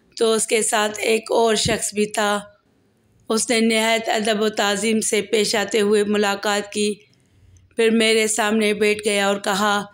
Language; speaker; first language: Urdu; native; Urdu